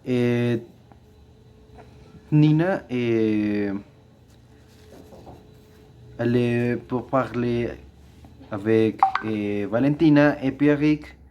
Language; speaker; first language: French; non-native, learner; Spanish